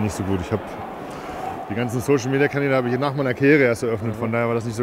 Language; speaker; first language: German; native; German